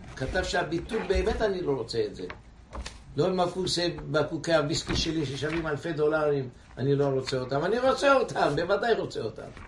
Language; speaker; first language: Hebrew; non-native, fluent; English